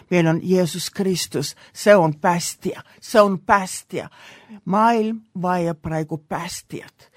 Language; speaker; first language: Estonian; non-native, local second language; Russian